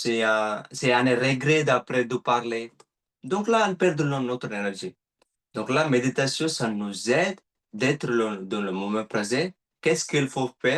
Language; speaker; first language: French; non-native, learner; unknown